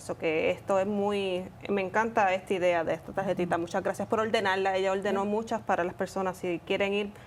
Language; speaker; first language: Spanish; native; Spanish